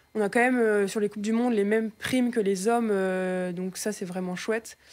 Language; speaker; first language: French; native; French